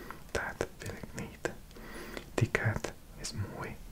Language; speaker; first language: Dutch; non-native, learner; English